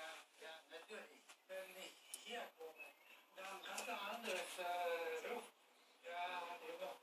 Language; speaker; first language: German; non-native, learner; Japanese